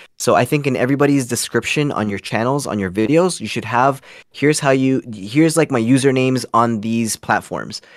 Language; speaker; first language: English; early bilingual, other home language; Spanish